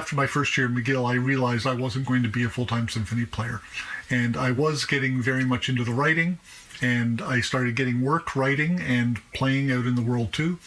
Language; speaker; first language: English; native; English